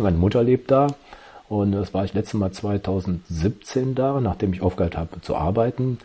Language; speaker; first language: German; native; German